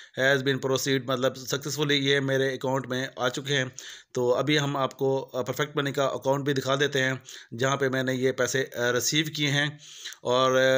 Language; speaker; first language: Urdu; non-native, local second language; Punjabi